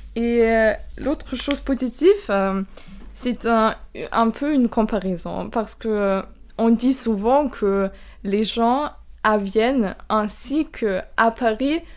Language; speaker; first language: French; non-native, fluent; German